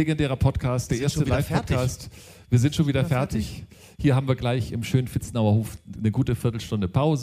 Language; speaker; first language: German; native; German